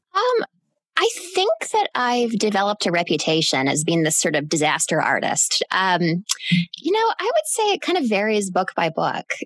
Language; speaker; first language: English; native; English